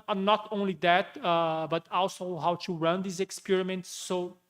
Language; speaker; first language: English; non-native, fluent; Portuguese